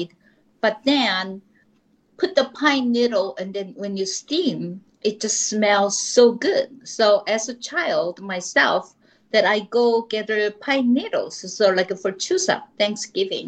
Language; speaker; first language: English; non-native, fluent; Korean